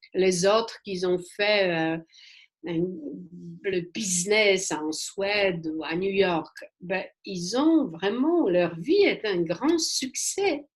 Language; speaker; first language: French; non-native, fluent; Polish